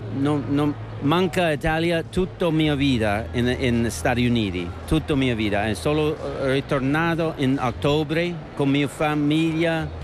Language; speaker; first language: Italian; non-native, learner; English